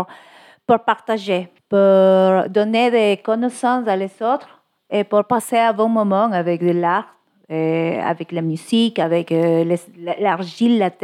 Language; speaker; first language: French; non-native, learner; Spanish